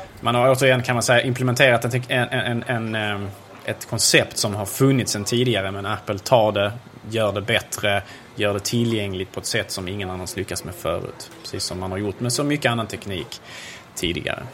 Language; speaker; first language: Swedish; native; Swedish